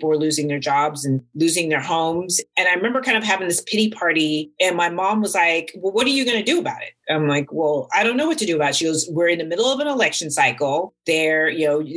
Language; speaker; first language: English; native; English